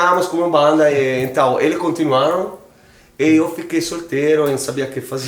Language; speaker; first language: Portuguese; non-native, fluent; Italian